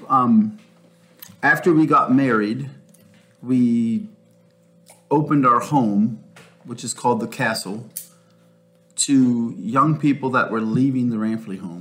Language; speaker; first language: English; native; English